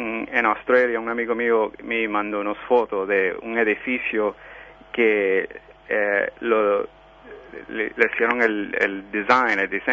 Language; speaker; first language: Spanish; early bilingual, heritage; Spanish